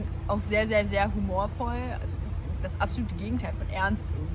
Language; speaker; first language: German; native; German